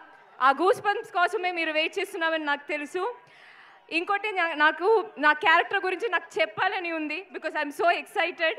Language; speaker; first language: Telugu; non-native, learner; Malayalam